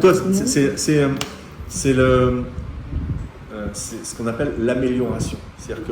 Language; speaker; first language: French; native; French